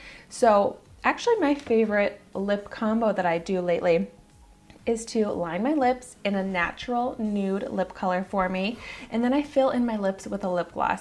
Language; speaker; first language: English; native; English